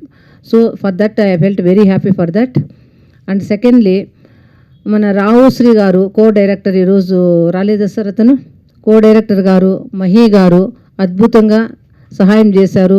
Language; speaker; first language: Telugu; native; Telugu